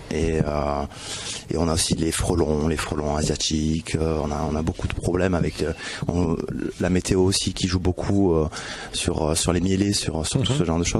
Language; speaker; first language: French; native; French